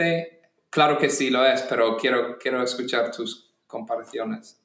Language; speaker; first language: Spanish; non-native, fluent; English